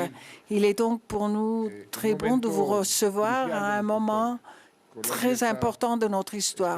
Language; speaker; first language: French; non-native, fluent; Spanish